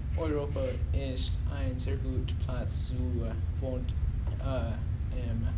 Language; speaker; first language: German; non-native, learner; English